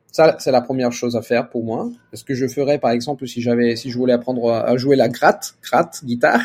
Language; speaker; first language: French; non-native, fluent; Italian